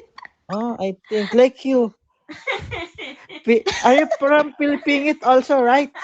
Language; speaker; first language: English; non-native, learner; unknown